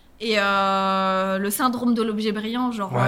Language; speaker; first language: French; native; French